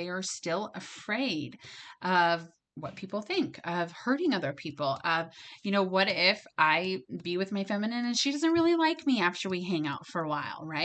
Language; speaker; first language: English; native; English